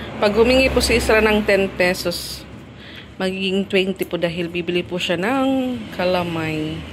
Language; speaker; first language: Filipino; non-native, local second language; Waray